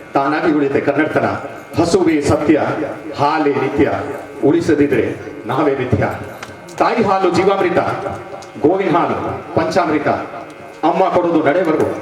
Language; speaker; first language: Kannada; non-native, local second language; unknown